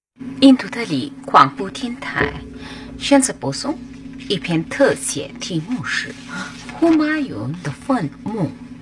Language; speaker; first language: Chinese; non-native, fluent; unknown